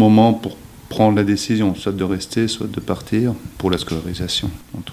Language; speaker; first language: French; native; French